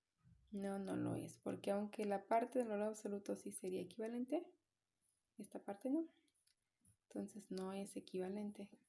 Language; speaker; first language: Spanish; native; Spanish